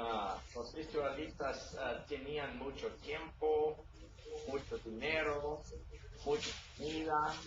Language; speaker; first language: Spanish; non-native, learner; English